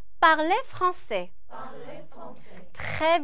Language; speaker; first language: French; non-native, fluent; Korean